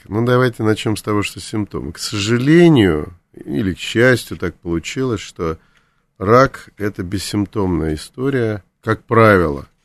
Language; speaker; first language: Russian; native; Russian